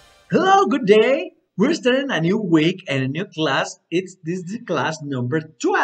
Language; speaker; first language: English; non-native, learner; Spanish